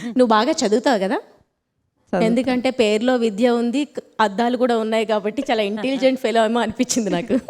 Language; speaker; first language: Telugu; native; Telugu